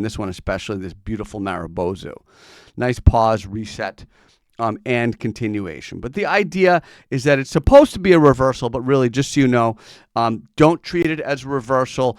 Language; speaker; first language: English; native; English